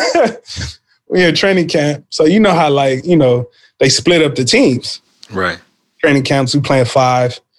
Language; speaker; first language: English; native; English